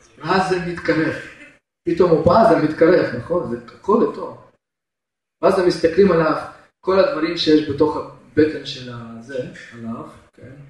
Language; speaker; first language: Hebrew; non-native, fluent; Russian